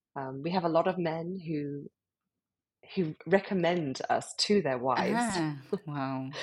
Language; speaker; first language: English; native; English